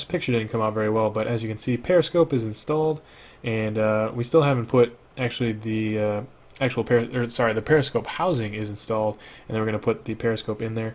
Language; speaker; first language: English; native; English